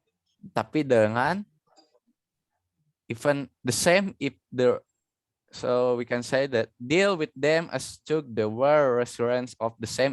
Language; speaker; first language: English; non-native, learner; Indonesian